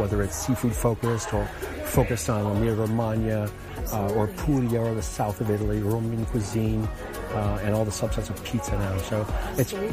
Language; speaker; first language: English; native; English